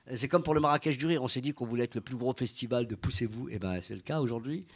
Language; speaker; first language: French; native; French